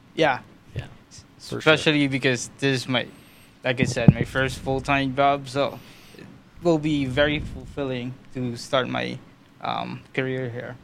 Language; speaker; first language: English; non-native, local second language; Filipino